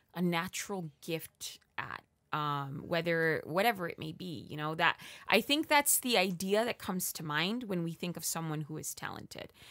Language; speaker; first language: English; early bilingual, other home language; Spanish